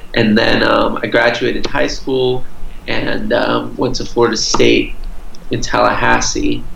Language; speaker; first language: English; early bilingual, other home language; Portuguese